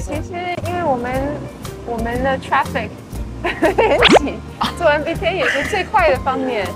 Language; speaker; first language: Chinese; early bilingual, heritage; Chinese